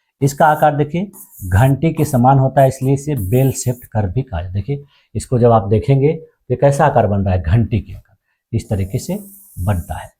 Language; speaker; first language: Hindi; native; Hindi